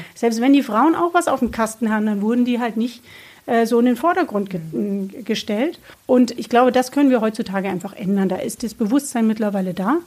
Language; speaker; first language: German; native; German